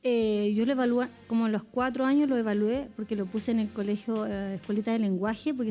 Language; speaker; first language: Spanish; native; Spanish